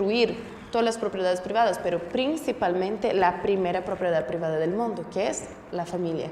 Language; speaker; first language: Spanish; non-native, fluent; Portuguese